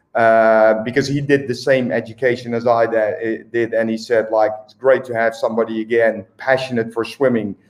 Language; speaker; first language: English; non-native, fluent; Dutch